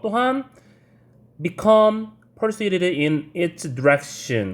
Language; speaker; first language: English; non-native, fluent; Korean